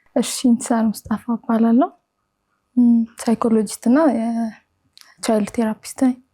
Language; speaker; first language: Amharic; native; Amharic